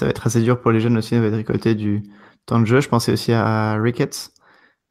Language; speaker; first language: French; native; French